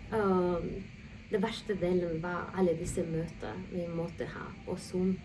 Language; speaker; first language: Norwegian; non-native, fluent; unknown